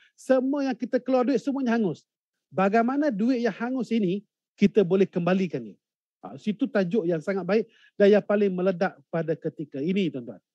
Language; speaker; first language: Malay; native; Malay